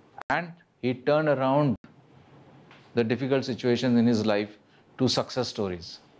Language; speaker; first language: English; non-native, local second language; Marathi